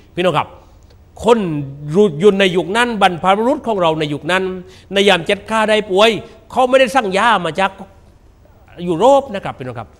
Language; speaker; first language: Thai; native; Thai